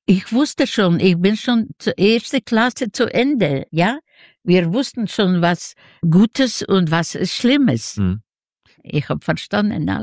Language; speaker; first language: German; non-native, learner; Russian